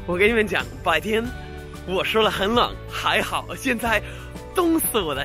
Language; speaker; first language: Chinese; non-native, fluent; Spanish